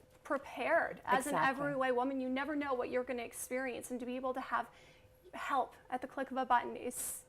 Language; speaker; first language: English; native; English